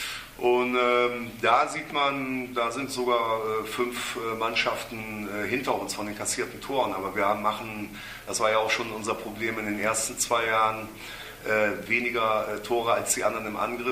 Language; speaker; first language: German; native; German